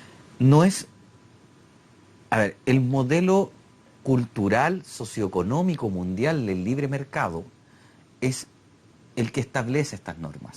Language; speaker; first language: Spanish; native; Spanish